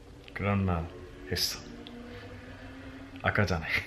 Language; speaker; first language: Korean; non-native, learner; English